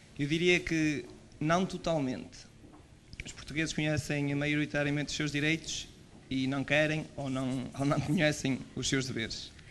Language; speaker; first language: Portuguese; native; Portuguese